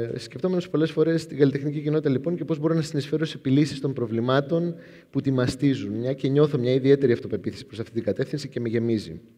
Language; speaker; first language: Greek; native; Greek